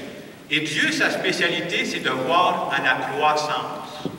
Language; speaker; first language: French; native; French